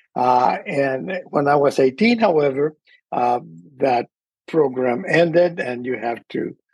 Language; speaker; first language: English; early bilingual, other home language; Spanish